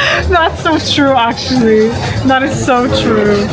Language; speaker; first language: English; non-native, fluent; Polish